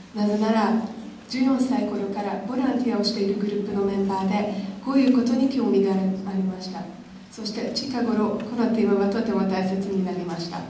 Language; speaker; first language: Japanese; non-native, learner; Hungarian